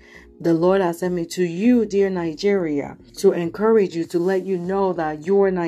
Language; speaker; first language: English; non-native, local second language; Yoruba